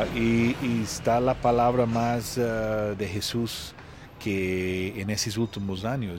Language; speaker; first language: Spanish; non-native, learner; Portuguese